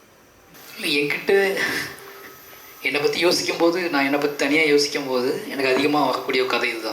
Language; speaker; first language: Tamil; native; Tamil